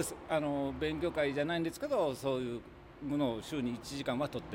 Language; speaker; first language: Japanese; native; Japanese